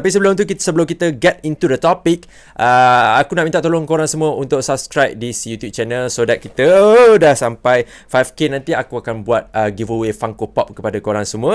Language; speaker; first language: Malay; native; Malay